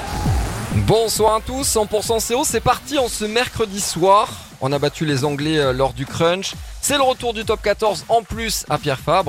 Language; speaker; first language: French; native; French